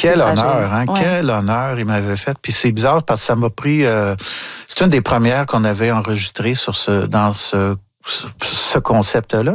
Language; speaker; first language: French; native; French